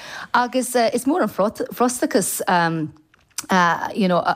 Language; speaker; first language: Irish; non-native, local second language; English